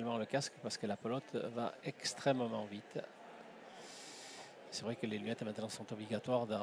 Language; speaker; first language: French; native; French